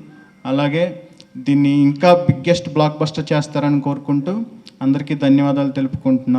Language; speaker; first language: Telugu; native; Telugu